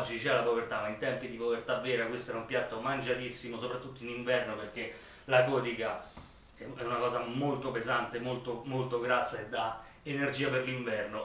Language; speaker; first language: Italian; native; Italian